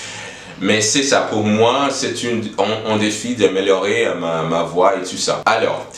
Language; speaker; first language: French; non-native, learner; English